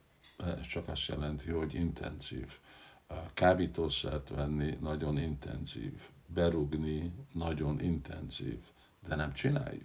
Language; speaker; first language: Hungarian; non-native, fluent; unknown